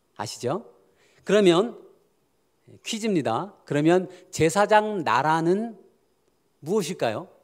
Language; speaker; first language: Korean; native; Korean